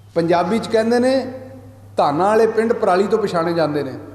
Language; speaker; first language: Urdu; non-native, local second language; Punjabi